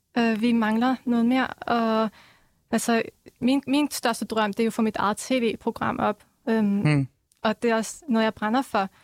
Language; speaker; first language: Danish; early bilingual, other home language; Arabic